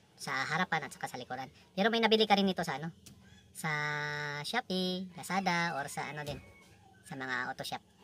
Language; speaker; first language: Filipino; non-native, local second language; Cebuano